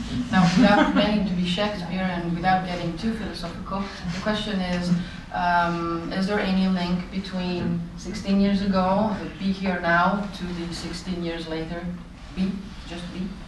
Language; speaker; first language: English; non-native, fluent; Italian